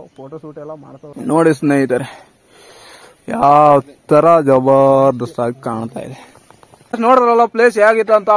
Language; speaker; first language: Kannada; native; Kannada